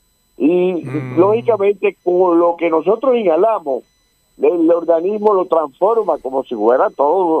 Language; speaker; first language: Spanish; native; Spanish